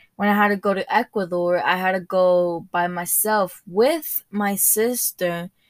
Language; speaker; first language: English; early bilingual, other home language; Spanish